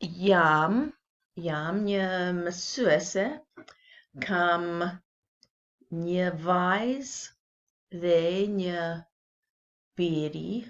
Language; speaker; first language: Albanian; non-native, learner; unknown